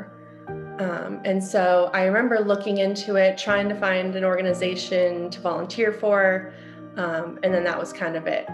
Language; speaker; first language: English; native; English